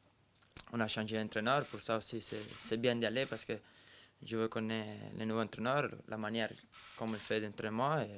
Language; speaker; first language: French; non-native, fluent; Italian